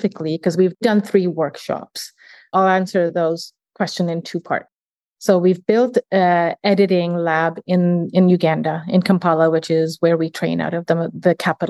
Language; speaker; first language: English; early bilingual, other home language; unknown